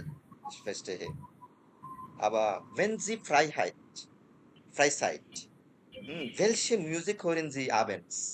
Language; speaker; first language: German; non-native, fluent; Bangla